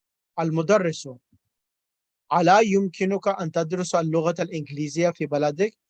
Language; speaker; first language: Arabic; non-native, fluent; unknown